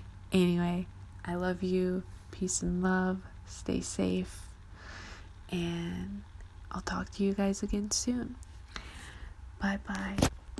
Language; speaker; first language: English; early bilingual, other home language; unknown